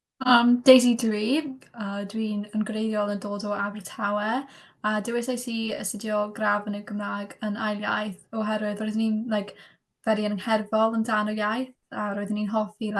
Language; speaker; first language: Welsh; non-native, local second language; English